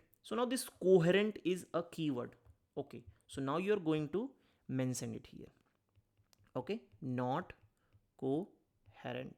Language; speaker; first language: English; non-native, local second language; Hindi